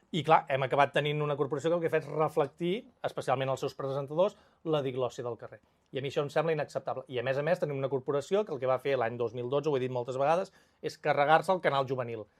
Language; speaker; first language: Catalan; native; Catalan